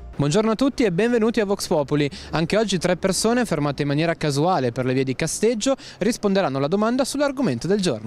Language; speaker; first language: Italian; native; Italian